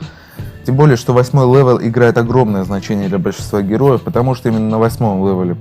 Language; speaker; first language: Russian; native; Russian